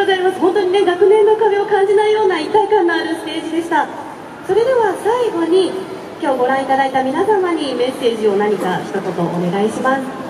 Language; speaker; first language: Japanese; native; Japanese